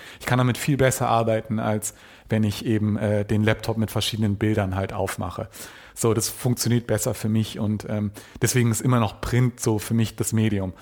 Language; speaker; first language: German; native; German